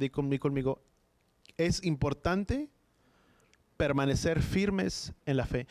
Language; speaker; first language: Spanish; native; Spanish